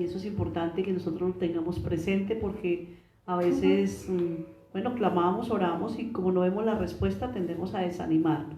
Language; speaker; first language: Spanish; native; Spanish